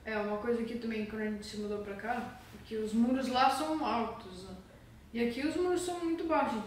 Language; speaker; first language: Portuguese; early bilingual, heritage; Portuguese